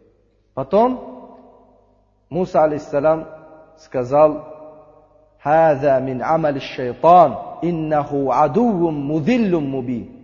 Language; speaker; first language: Russian; non-native, learner; Uzbek